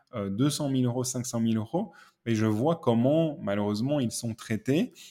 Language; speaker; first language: French; native; French